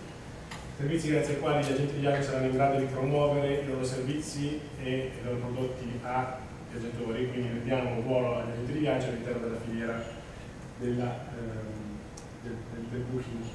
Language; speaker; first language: Italian; native; Italian